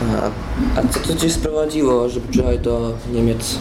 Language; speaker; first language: Polish; early bilingual, heritage; Polish